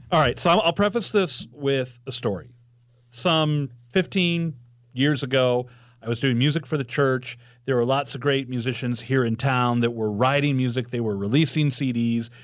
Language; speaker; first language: English; native; English